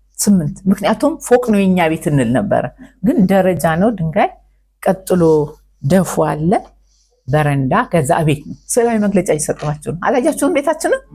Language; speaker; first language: Amharic; native; Amharic